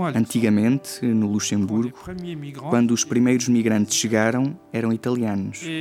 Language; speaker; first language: Portuguese; non-native, fluent; Luxembourgish